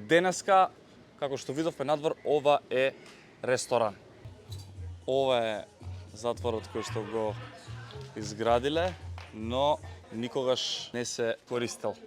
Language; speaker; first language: Macedonian; native; Macedonian